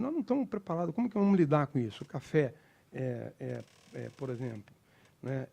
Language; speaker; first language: Portuguese; native; Portuguese